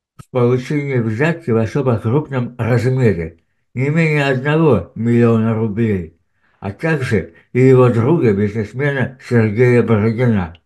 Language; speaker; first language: Russian; native; Russian